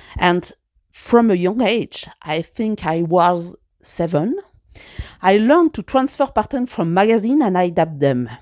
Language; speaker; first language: English; non-native, fluent; French